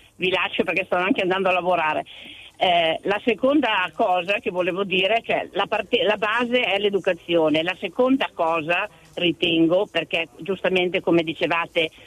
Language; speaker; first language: Italian; native; Italian